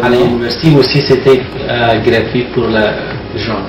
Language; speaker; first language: French; non-native, learner; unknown